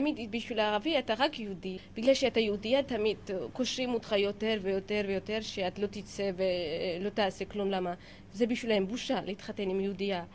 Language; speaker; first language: Hebrew; non-native, fluent; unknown